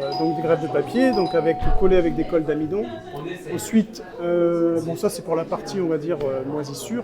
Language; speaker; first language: French; native; French